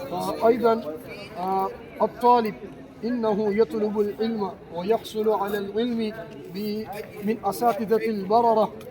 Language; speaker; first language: Arabic; non-native, learner; Urdu